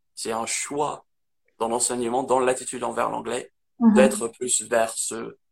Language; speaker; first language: French; non-native, fluent; English